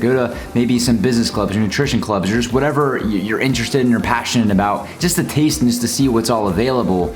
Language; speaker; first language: English; native; English